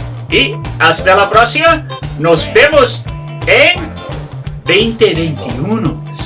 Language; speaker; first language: Spanish; non-native, fluent; English